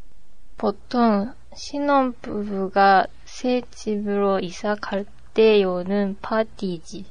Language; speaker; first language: Korean; non-native, learner; Japanese